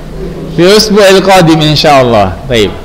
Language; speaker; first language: Arabic; non-native, fluent; Indonesian